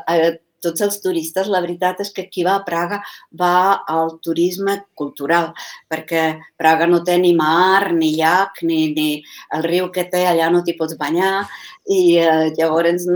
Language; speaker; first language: Catalan; non-native, fluent; Czech